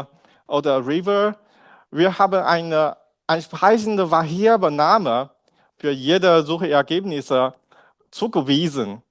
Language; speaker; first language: German; non-native, learner; Chinese